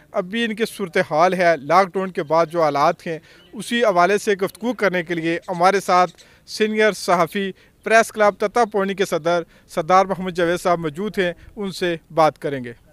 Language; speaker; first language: Urdu; non-native, local second language; Pahari-Potwari